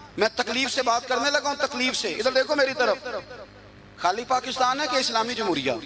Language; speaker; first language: Urdu; non-native, local second language; Punjabi